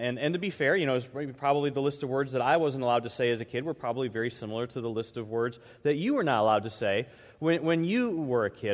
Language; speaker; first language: English; native; English